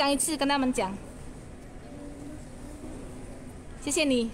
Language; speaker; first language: Chinese; non-native, learner; Javanese